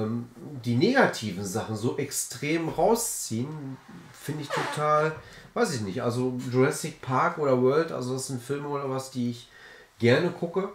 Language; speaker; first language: German; native; German